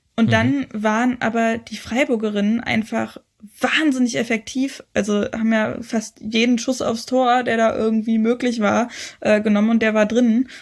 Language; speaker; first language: German; native; German